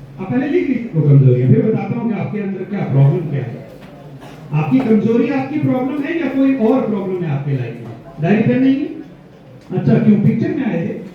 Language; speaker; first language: Hindi; non-native, local second language; Gujarati